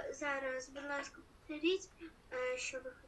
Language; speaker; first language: Ukrainian; non-native, local second language; Russian